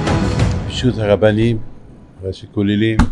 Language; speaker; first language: Hebrew; non-native, fluent; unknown